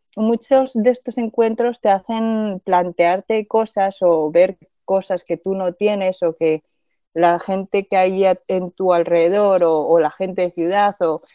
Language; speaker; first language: Spanish; native; Spanish